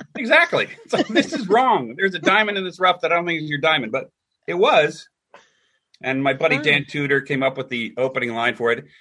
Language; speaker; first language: English; native; English